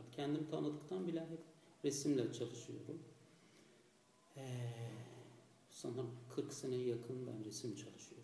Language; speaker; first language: Turkish; non-native, fluent; Azerbaijani